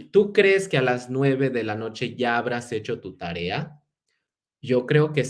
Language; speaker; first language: Spanish; non-native, fluent; English